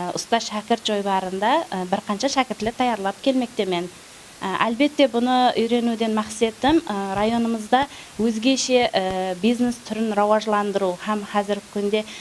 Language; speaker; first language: Uzbek; non-native, local second language; Kara-Kalpak